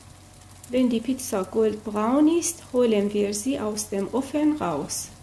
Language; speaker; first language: German; non-native, fluent; Persian